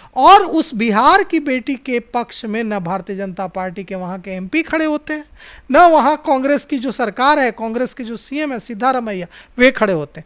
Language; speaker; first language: Hindi; native; Hindi